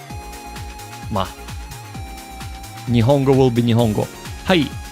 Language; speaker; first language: Japanese; non-native, learner; English